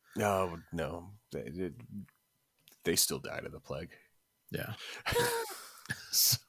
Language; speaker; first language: English; native; English